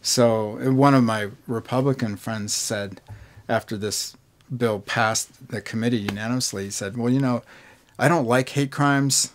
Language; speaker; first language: English; native; English